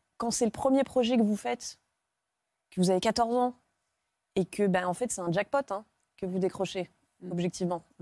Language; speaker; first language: French; native; French